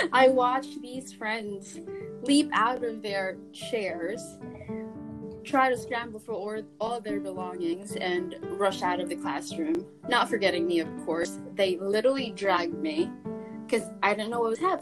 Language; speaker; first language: English; non-native, local second language; Filipino